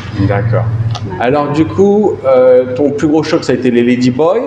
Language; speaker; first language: French; native; French